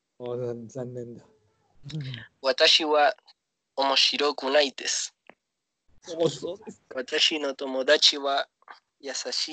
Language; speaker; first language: Japanese; non-native, learner; Spanish